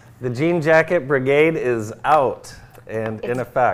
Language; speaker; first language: English; native; English